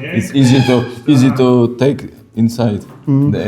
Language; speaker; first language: English; non-native, learner; Polish